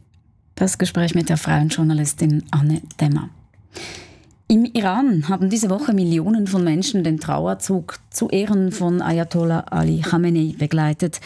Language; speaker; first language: German; native; German